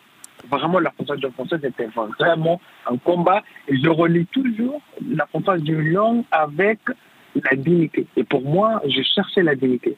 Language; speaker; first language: French; non-native, fluent; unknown